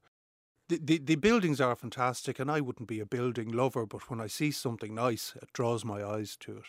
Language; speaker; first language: English; native; English